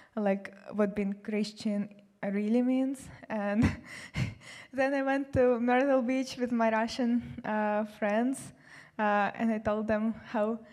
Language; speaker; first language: English; non-native, fluent; Russian